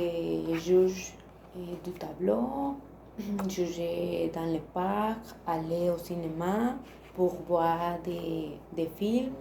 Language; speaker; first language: French; non-native, learner; Spanish